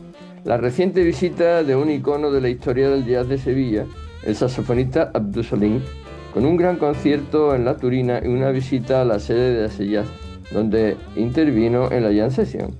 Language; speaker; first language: Spanish; native; Spanish